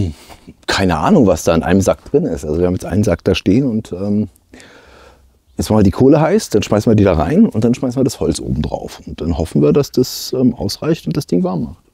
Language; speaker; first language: German; native; German